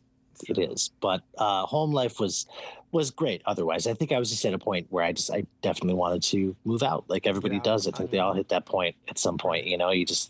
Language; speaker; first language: English; native; English